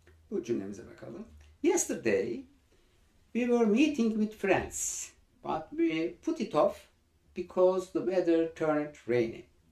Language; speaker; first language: English; non-native, fluent; Turkish